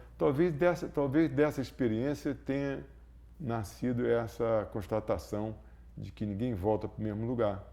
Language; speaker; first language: Portuguese; native; Portuguese